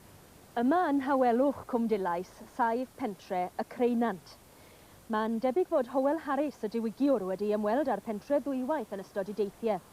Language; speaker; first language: Welsh; native; Welsh